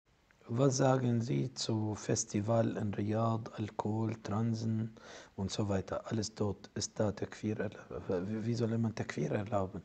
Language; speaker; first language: German; non-native, fluent; Arabic